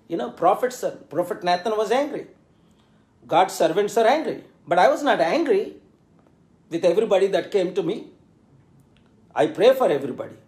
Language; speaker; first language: English; non-native, local second language; Telugu